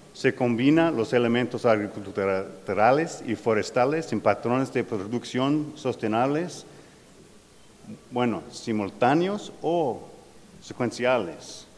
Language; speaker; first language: Spanish; non-native, learner; English